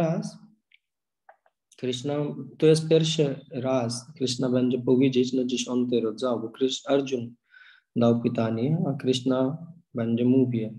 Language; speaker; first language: Polish; non-native, learner; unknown